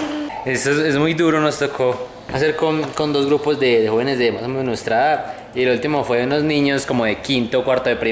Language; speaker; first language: Spanish; native; Spanish